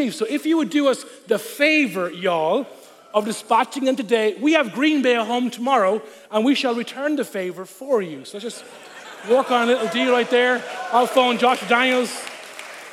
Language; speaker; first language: English; non-native, local second language; Irish